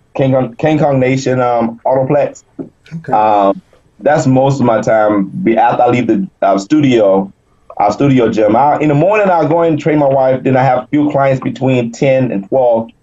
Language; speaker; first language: English; native; English